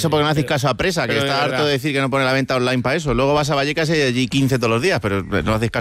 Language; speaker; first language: Spanish; native; Spanish